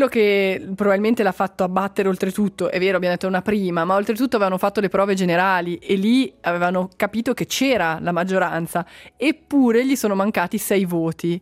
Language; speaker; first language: Italian; native; Italian